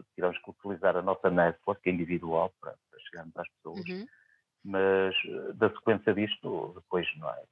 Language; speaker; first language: Portuguese; native; Portuguese